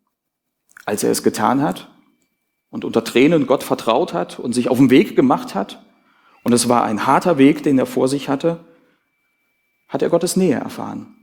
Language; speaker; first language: German; native; German